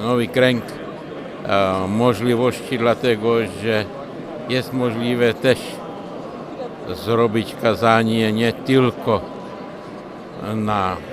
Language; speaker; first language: Polish; non-native, learner; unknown